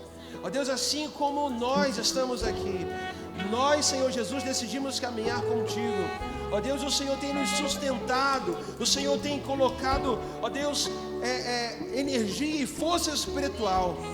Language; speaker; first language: Portuguese; native; Portuguese